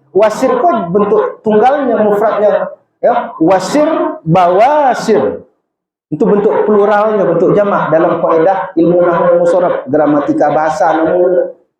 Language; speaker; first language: Malay; non-native, local second language; Minangkabau